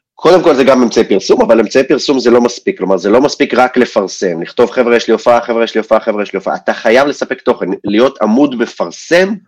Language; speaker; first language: Hebrew; early bilingual, other home language; Russian